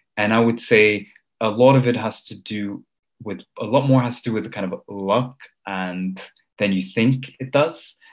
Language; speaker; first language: English; early bilingual, other home language; Armenian